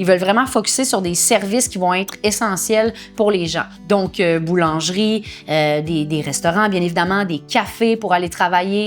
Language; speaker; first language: French; native; French